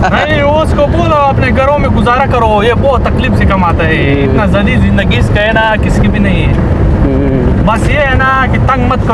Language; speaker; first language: Hindi; non-native, fluent; Pashto